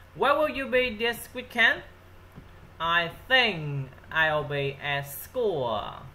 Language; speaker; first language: English; non-native, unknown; Vietnamese